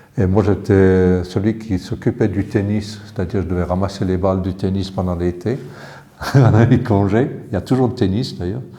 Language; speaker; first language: French; early bilingual, other home language; English